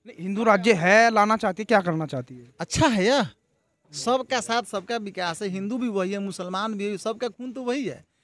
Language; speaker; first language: Hindi; native; Hindi